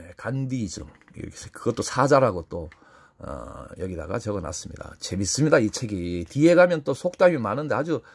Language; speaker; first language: Korean; native; Korean